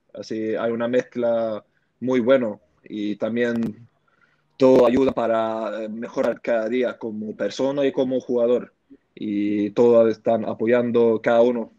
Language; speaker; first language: Spanish; early bilingual, heritage; Swedish